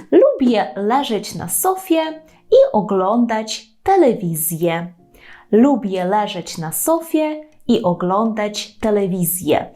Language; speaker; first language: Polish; non-native, fluent; Ukrainian